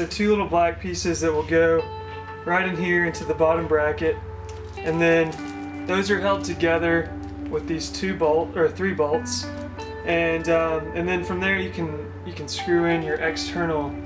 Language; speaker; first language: English; native; English